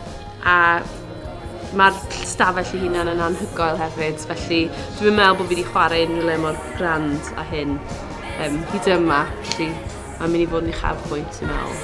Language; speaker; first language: Welsh; native; Welsh